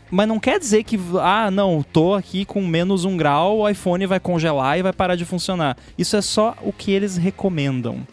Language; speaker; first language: Portuguese; native; Portuguese